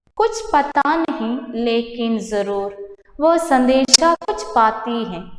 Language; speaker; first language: Hindi; non-native, local second language; Malayalam